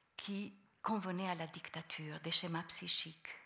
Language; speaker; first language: French; non-native, fluent; Albanian